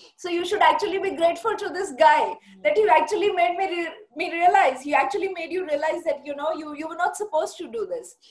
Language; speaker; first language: English; non-native, local second language; Punjabi